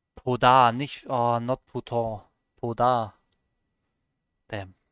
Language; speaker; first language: Korean; non-native, learner; German